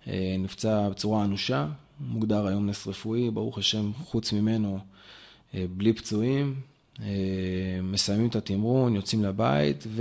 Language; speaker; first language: Hebrew; native; Hebrew